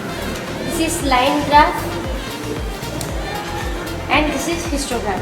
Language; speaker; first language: English; non-native, learner; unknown